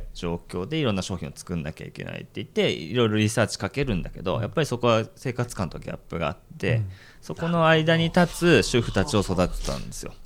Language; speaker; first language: Japanese; native; Japanese